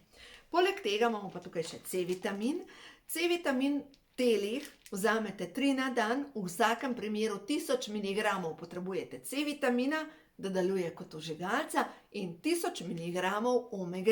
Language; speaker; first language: Slovenian; native; Slovenian